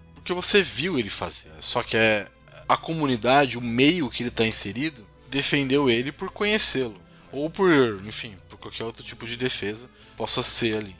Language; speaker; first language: Portuguese; native; Portuguese